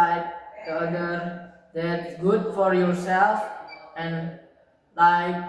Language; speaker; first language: English; non-native, learner; Indonesian